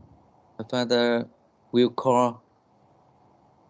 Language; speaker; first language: English; non-native, learner; Vietnamese